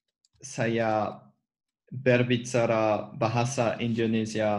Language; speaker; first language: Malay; non-native, learner; French